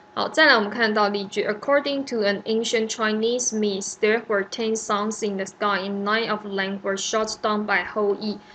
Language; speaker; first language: English; non-native, fluent; Chinese